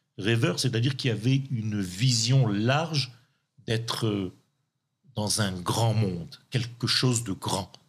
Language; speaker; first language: French; non-native, local second language; Hebrew